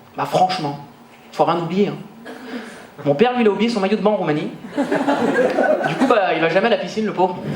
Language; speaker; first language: French; native; French